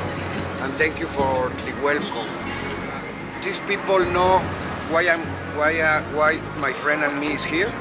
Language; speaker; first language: English; non-native, learner; Spanish